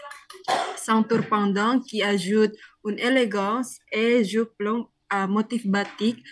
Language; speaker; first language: French; non-native, learner; Indonesian